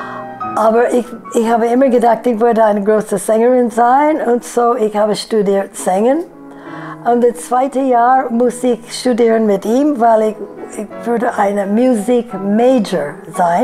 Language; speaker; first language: German; non-native, fluent; English